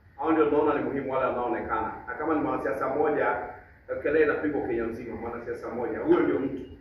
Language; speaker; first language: Swahili; native; Swahili